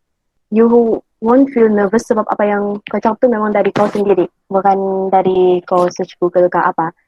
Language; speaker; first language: Malay; native; Malay